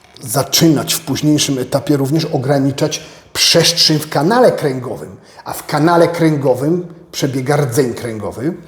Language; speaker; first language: Polish; native; Polish